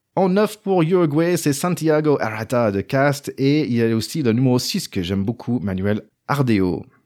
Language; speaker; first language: French; non-native, fluent; English